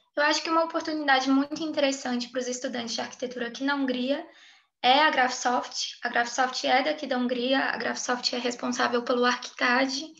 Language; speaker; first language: Portuguese; native; Portuguese